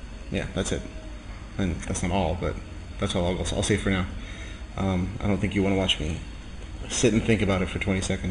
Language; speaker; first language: English; native; English